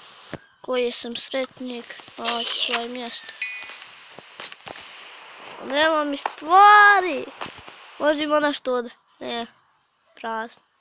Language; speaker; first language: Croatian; early bilingual, heritage; Bosnian